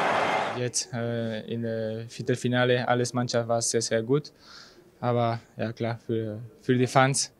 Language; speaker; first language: German; non-native, learner; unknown